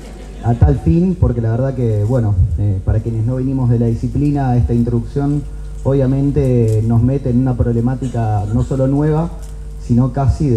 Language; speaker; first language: Spanish; native; Spanish